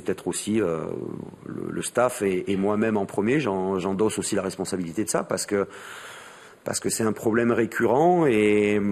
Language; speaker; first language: French; native; French